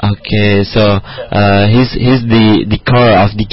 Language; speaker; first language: English; non-native, learner; Indonesian